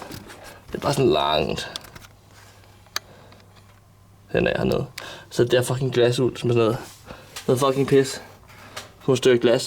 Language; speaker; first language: Danish; native; Danish